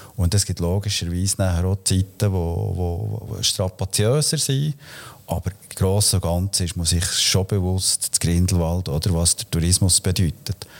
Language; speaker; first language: German; native; German